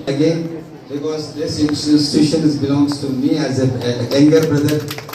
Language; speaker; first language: English; non-native, local second language; Telugu